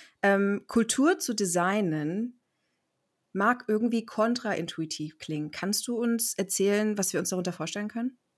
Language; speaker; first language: German; native; German